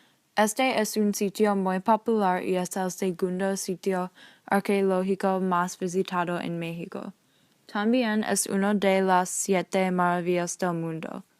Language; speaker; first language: Spanish; non-native, learner; English